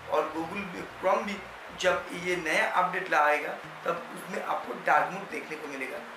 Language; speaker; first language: Hindi; non-native, local second language; Bangla